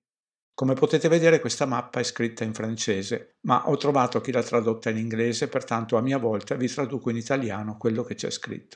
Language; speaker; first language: Italian; native; Italian